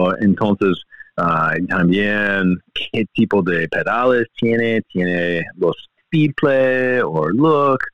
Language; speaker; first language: Spanish; non-native, learner; English